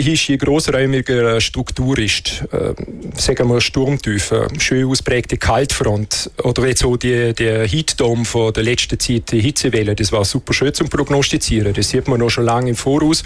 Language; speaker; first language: German; native; German